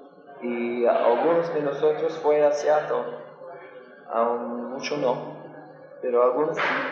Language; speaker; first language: Spanish; non-native, learner; English